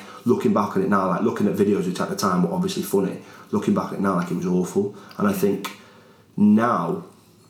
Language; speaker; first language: English; native; English